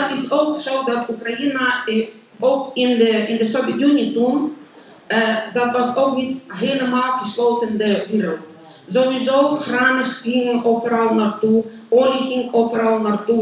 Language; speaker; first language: Dutch; non-native, learner; Ukrainian